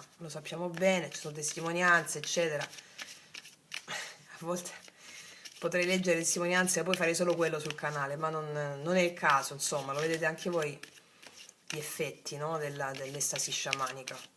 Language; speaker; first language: Italian; native; Italian